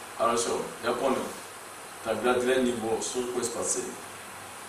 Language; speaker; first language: Russian; non-native, learner; English